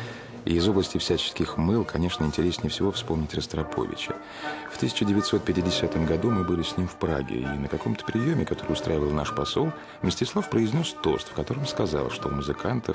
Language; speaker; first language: Russian; native; Russian